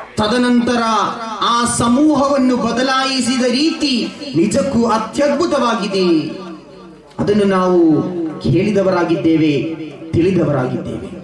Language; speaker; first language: Kannada; non-native, local second language; Malayalam